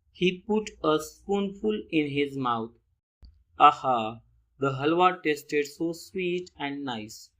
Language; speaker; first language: English; non-native, local second language; Marathi